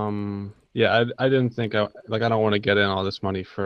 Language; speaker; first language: English; native; English